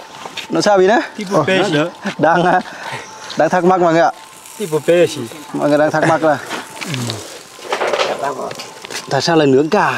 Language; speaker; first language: Vietnamese; native; Vietnamese